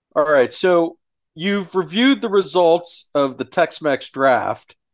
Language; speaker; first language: English; native; English